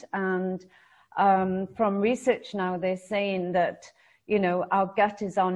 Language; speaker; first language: English; native; English